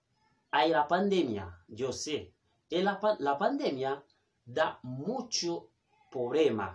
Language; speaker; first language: Spanish; non-native, fluent; Haitian Creole